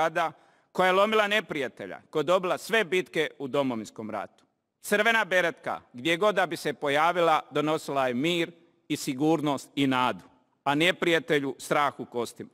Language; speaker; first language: Bosnian; native; Bosnian